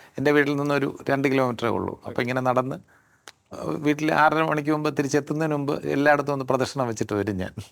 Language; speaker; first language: Malayalam; native; Malayalam